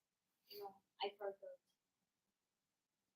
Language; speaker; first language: English; non-native, learner; Spanish